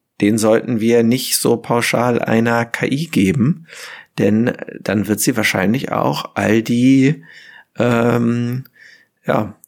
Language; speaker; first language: German; native; German